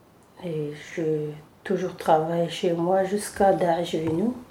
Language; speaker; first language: French; non-native, learner; Kurdish